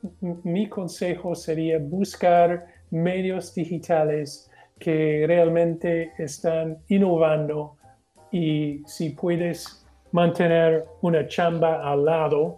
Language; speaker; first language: Spanish; non-native, fluent; English